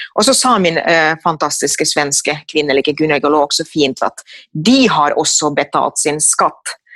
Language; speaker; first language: Norwegian; non-native, fluent; Finnish